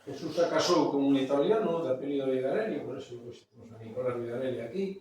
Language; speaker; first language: Spanish; non-native, local second language; Galician